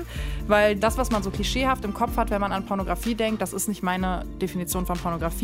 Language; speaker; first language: German; native; German